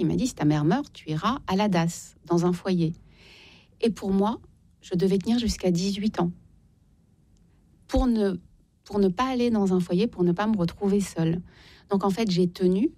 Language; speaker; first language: French; native; French